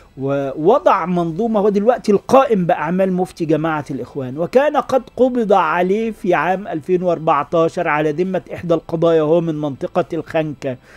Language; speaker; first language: Arabic; native; Arabic